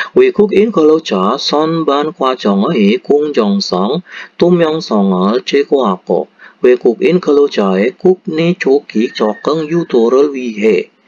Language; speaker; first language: Korean; non-native, fluent; Indonesian